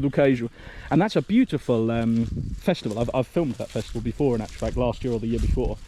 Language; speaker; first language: English; native; English